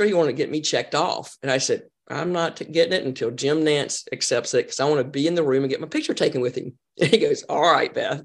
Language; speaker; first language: English; native; English